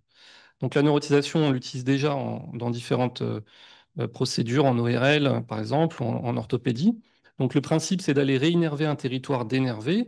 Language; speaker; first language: French; native; French